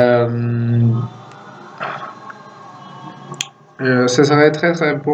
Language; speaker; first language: French; non-native, fluent; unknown